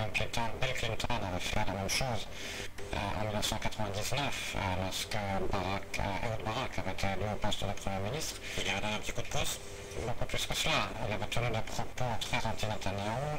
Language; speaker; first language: French; native; French